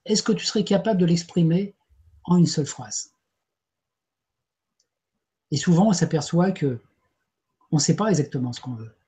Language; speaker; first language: French; native; French